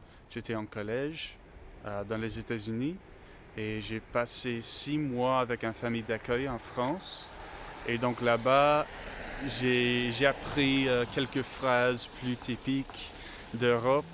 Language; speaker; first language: French; non-native, learner; English